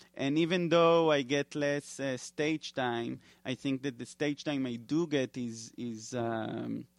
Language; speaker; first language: English; non-native, fluent; Hebrew